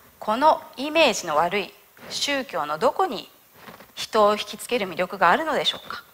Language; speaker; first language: Japanese; native; Japanese